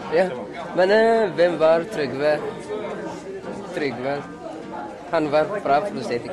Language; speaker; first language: Norwegian; non-native, learner; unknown